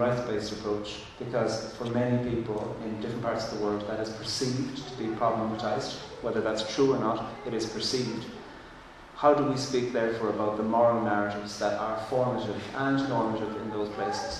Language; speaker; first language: English; non-native, local second language; Irish